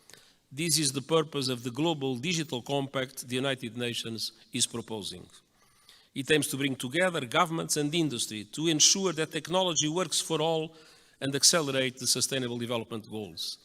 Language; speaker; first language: English; non-native, fluent; Portuguese